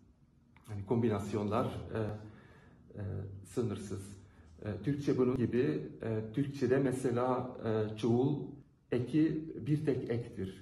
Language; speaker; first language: Turkish; non-native, fluent; Dutch